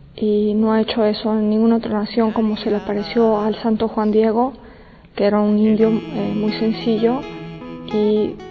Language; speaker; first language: Spanish; native; Spanish